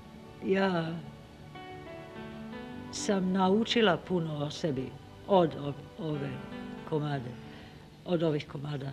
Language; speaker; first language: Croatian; non-native, fluent; English